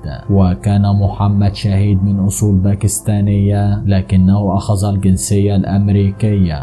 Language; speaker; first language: Arabic; native; Arabic